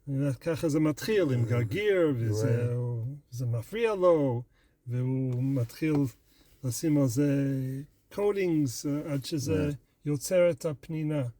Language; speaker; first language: Hebrew; non-native, fluent; English